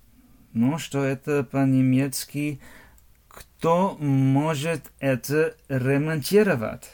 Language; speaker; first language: Russian; non-native, fluent; German